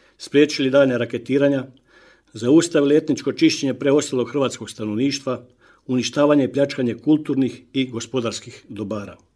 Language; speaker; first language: Croatian; native; Croatian